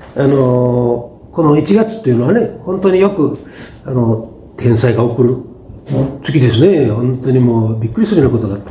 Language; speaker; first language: Japanese; native; Japanese